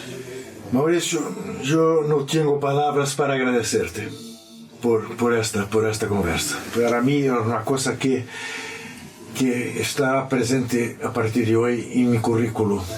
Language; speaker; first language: Spanish; non-native, learner; Portuguese